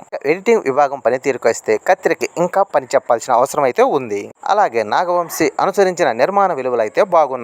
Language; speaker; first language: Telugu; native; Telugu